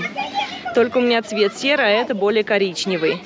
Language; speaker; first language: Russian; native; Russian